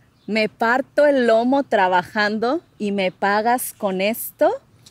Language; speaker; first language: Spanish; native; Spanish